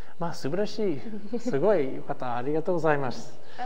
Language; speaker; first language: Japanese; non-native, learner; English